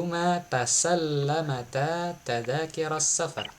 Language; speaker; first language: Arabic; non-native, fluent; Indonesian